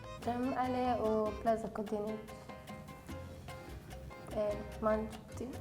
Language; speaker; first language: French; non-native, learner; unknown